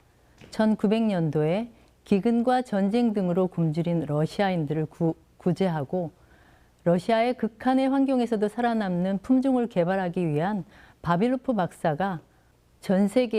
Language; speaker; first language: Korean; native; Korean